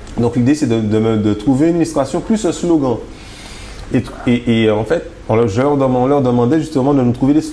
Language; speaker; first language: French; native; French